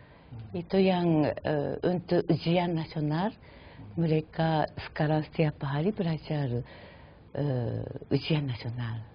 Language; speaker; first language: Indonesian; non-native, fluent; Japanese